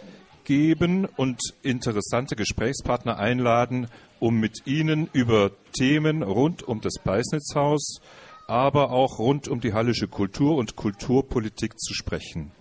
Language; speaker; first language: German; native; German